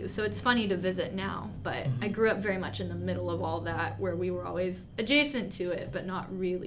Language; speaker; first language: English; native; English